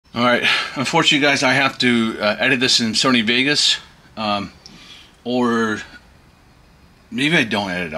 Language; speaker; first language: English; native; English